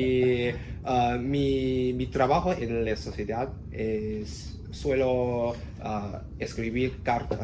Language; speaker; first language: Spanish; non-native, learner; Cantonese